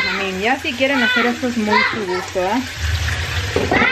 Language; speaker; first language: Spanish; early bilingual, heritage; Spanish